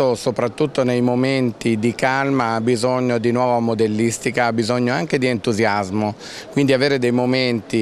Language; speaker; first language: Italian; native; Italian